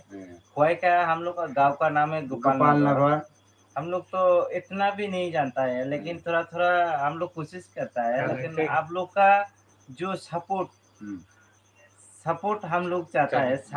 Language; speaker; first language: Hindi; non-native, local second language; Kok Borok